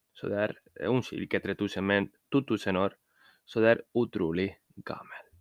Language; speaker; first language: Norwegian; non-native, learner; Spanish